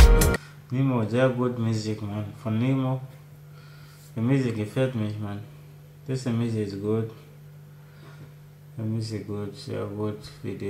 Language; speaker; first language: German; non-native, learner; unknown